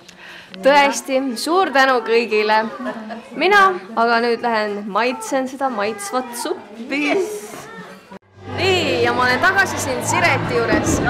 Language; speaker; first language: Estonian; native; Estonian